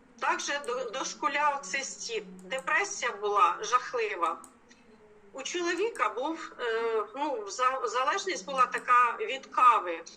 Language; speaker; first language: Ukrainian; native; Ukrainian